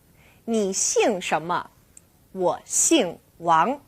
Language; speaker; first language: Chinese; non-native, fluent; English